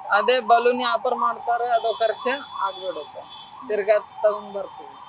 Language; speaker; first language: Kannada; non-native, learner; Hindi